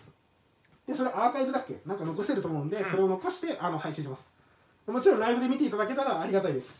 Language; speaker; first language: Japanese; native; Japanese